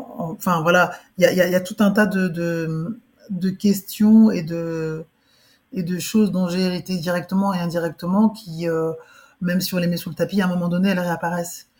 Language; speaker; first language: French; early bilingual, other home language; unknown